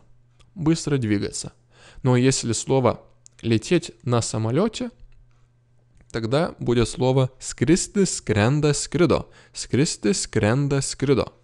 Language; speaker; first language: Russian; non-native, fluent; Lithuanian